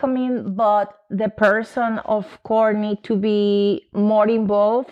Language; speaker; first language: English; non-native, fluent; Spanish